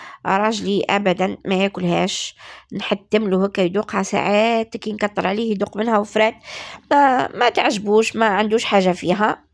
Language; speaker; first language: Arabic; native; Arabic